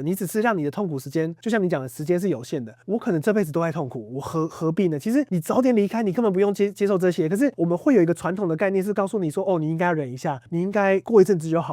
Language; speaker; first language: Chinese; native; Chinese